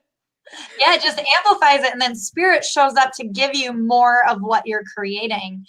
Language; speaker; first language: English; native; English